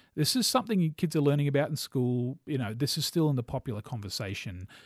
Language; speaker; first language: English; native; English